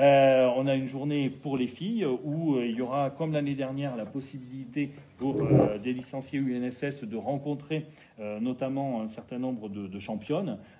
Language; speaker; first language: French; native; French